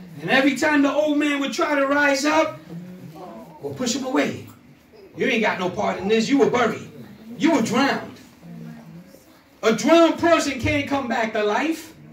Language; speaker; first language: English; early bilingual, other home language; Spanish